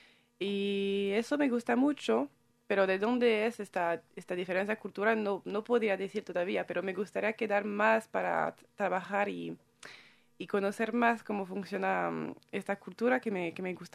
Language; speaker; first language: Spanish; non-native, fluent; French